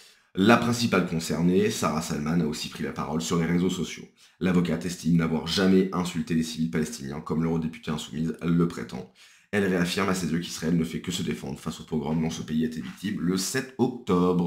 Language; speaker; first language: French; native; French